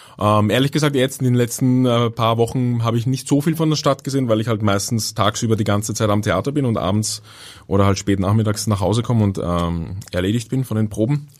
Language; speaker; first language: German; native; German